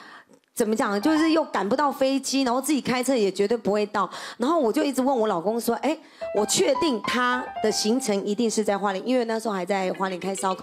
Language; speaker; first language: Chinese; native; Chinese